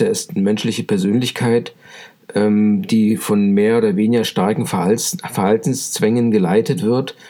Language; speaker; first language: German; native; German